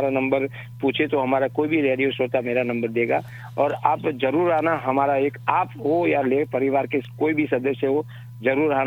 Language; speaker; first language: Hindi; non-native, local second language; Gujarati